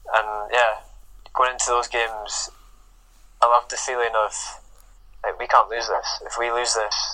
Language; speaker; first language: English; native; English